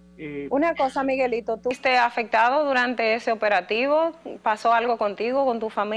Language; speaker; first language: Spanish; native; Spanish